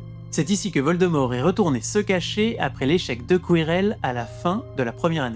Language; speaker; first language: French; native; French